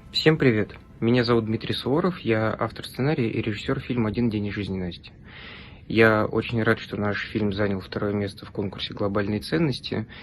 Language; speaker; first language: Russian; native; Russian